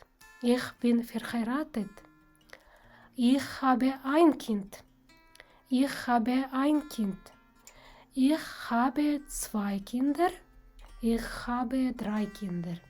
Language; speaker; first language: German; non-native, fluent; Kazakh